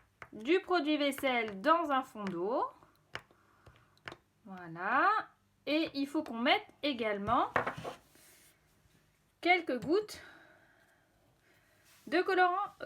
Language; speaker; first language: French; native; French